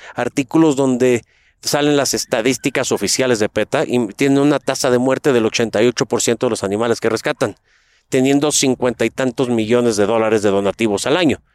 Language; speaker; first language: Spanish; native; Spanish